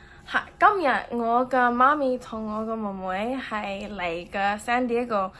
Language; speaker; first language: Cantonese; early bilingual, heritage; English